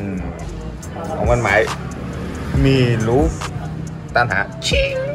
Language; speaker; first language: Chinese; non-native, learner; Vietnamese